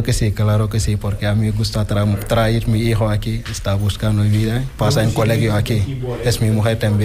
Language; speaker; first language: Spanish; non-native, learner; Wolof